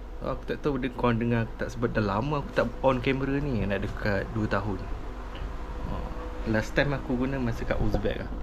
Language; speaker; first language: Malay; native; Malay